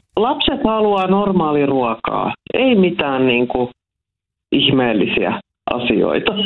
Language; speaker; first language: Finnish; non-native, local second language; Swedish